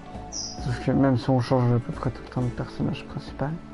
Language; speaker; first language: French; native; French